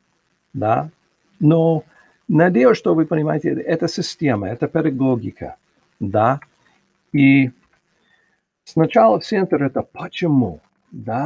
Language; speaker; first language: Russian; non-native, learner; English